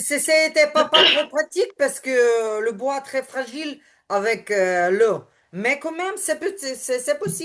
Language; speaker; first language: French; non-native, learner; Ukrainian